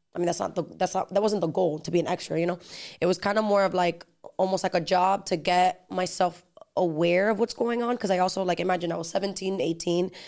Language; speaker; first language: English; early bilingual, other home language; Spanish